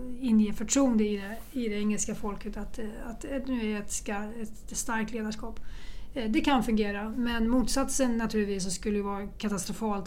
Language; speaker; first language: Swedish; native; Swedish